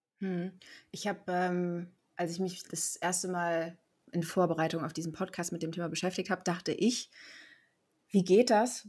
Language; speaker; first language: German; native; German